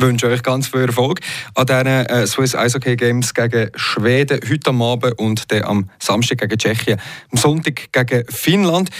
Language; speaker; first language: German; native; German